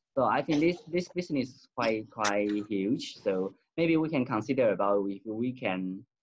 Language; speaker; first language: English; non-native, learner; Chinese